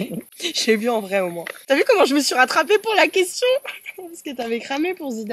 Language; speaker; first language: French; native; French